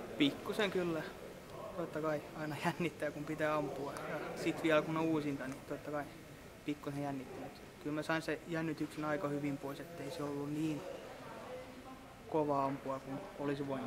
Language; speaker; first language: Finnish; non-native, local second language; Swedish